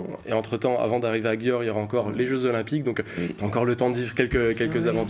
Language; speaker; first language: French; native; French